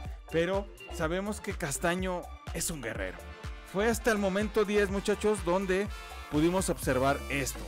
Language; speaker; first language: Spanish; native; Spanish